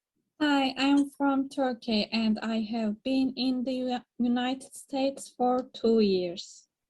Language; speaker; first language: English; non-native, learner; Turkish